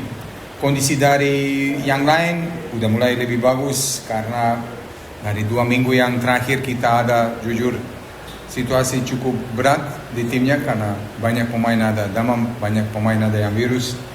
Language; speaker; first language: Indonesian; non-native, fluent; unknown